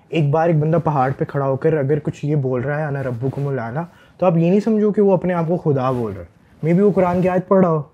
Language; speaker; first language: Urdu; early bilingual, heritage; Urdu